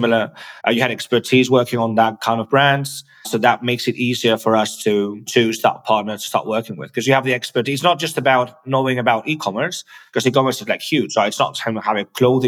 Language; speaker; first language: English; non-native, fluent; Spanish